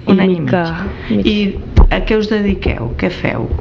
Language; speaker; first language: Catalan; native; Catalan